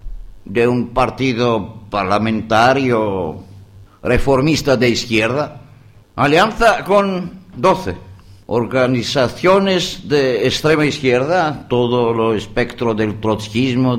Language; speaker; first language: Spanish; non-native, learner; Greek